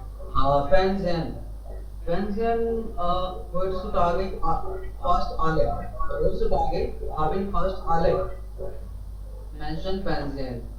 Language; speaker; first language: German; non-native, learner; Hindi